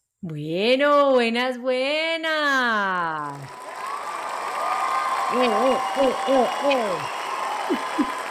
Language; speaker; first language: Spanish; native; Spanish